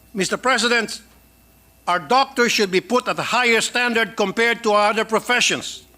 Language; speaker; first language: English; non-native, local second language; Filipino